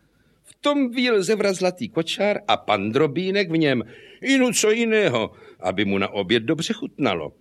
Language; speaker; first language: Czech; native; Czech